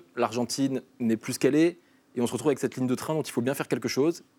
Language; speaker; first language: French; native; French